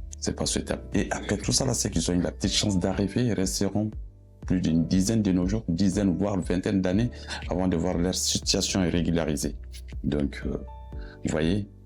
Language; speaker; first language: French; non-native, local second language; Bambara